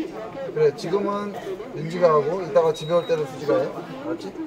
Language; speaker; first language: Korean; native; Korean